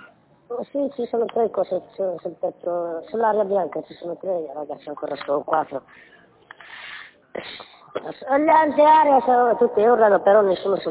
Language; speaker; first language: Italian; non-native, learner; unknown